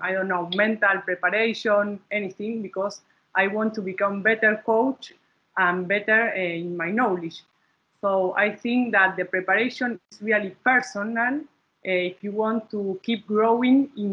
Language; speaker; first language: English; non-native, learner; Spanish